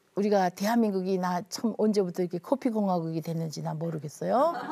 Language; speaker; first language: Korean; native; Korean